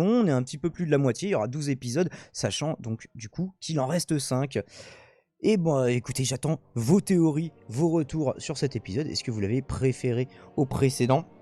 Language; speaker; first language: French; native; French